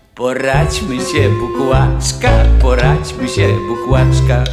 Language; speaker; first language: Polish; native; Polish